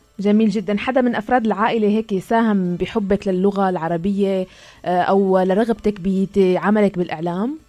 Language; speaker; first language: Arabic; native; Arabic